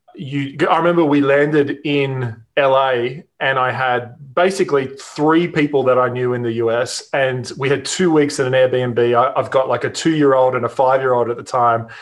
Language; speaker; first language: English; native; English